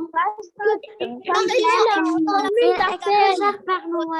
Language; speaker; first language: French; non-native, local second language; Arabic